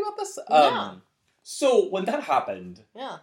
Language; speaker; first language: English; early bilingual, other home language; Korean